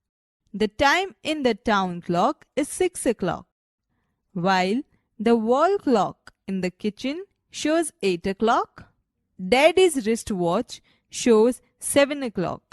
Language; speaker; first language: English; non-native, local second language; Gujarati